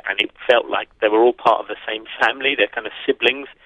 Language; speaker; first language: English; native; English